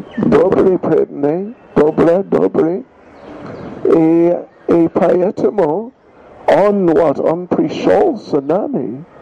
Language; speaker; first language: Russian; non-native, learner; English